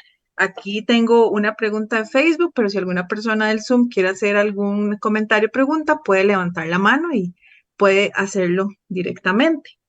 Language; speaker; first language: Spanish; native; Spanish